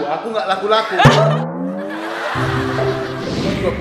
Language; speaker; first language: Indonesian; native; Indonesian